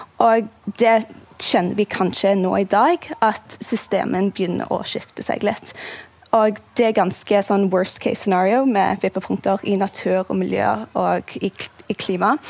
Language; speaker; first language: Norwegian; non-native, fluent; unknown